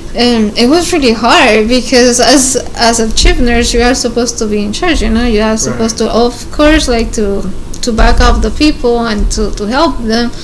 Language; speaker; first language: English; non-native, learner; Spanish